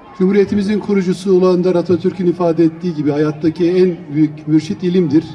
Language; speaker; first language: Turkish; native; Turkish